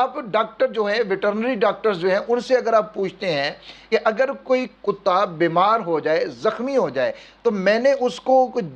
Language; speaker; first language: Urdu; native; Urdu